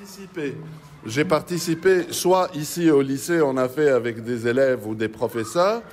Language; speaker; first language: French; non-native, local second language; Arabic